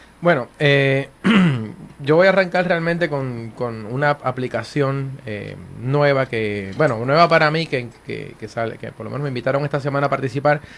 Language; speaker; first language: Spanish; native; Spanish